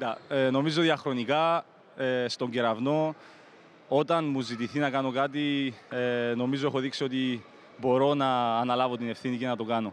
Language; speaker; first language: Greek; native; Greek